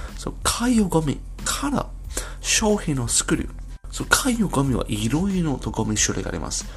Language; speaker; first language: Japanese; non-native, learner; English